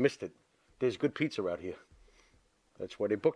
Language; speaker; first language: English; native; English